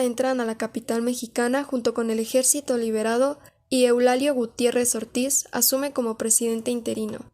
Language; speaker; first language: Spanish; native; Spanish